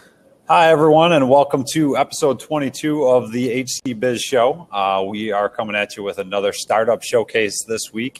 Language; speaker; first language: English; native; English